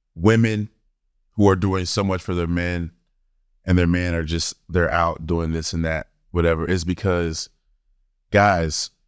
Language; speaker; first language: English; native; English